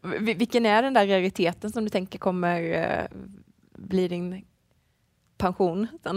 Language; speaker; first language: Swedish; native; Swedish